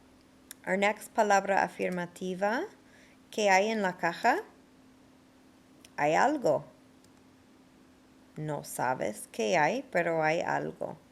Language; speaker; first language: Spanish; non-native, fluent; English